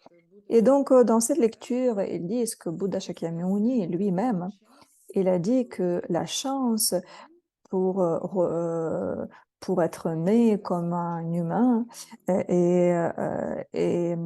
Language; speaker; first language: French; non-native, fluent; Russian